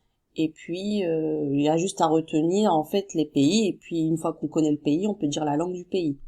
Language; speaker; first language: French; native; French